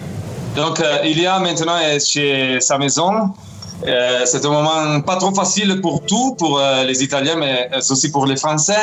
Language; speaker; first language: French; non-native, fluent; Italian